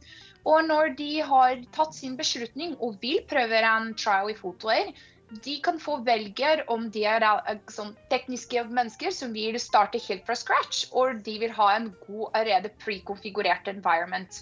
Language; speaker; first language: Norwegian; non-native, fluent; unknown